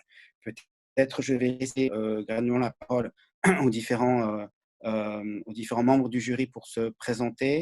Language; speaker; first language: French; native; French